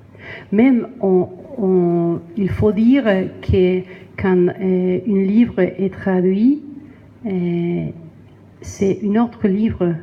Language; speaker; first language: French; non-native, learner; Spanish